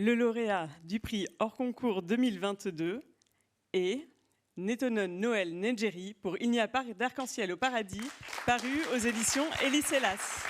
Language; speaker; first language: French; native; French